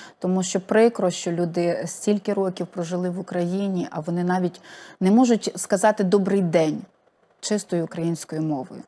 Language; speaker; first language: Ukrainian; native; Ukrainian